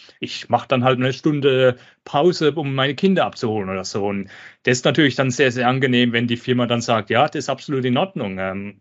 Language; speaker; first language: German; native; German